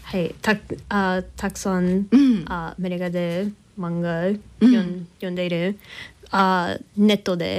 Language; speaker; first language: Japanese; non-native, learner; English